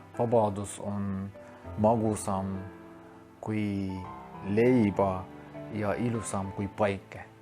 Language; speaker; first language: Estonian; non-native, learner; Turkish